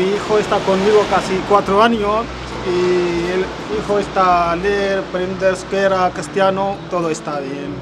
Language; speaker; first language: Spanish; non-native, learner; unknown